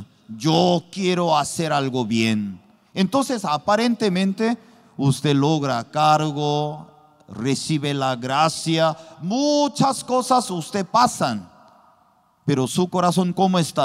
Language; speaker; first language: Spanish; non-native, learner; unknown